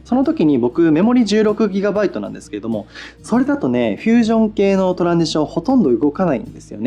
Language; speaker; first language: Japanese; native; Japanese